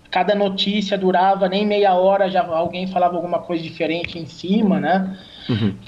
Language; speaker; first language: Portuguese; native; Portuguese